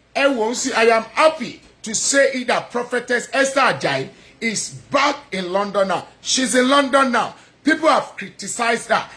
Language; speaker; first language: English; non-native, local second language; Yoruba